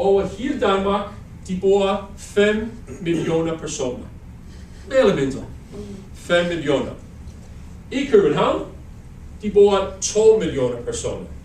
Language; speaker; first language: Danish; non-native, learner; English